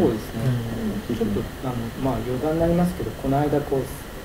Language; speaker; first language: Japanese; native; Japanese